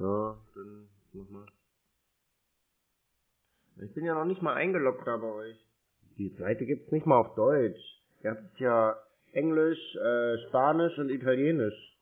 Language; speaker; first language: German; native; German